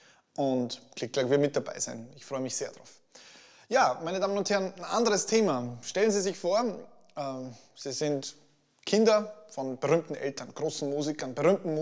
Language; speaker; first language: German; native; German